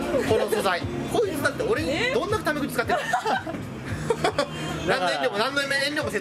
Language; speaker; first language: Japanese; native; Japanese